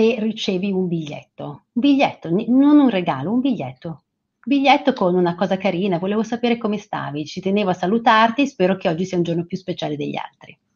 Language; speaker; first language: Italian; native; Italian